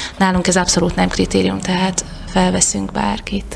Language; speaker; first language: Hungarian; native; Hungarian